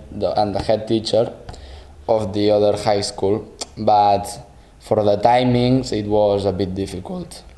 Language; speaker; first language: English; non-native, learner; Spanish